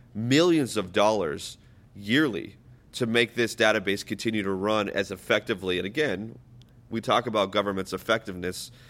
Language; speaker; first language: English; native; English